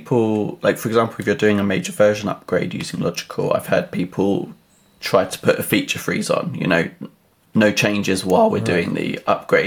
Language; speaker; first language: English; native; English